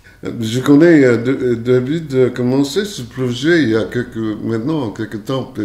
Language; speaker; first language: French; non-native, fluent; English